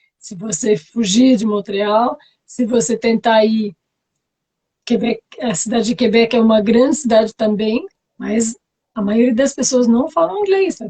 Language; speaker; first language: Portuguese; non-native, fluent; French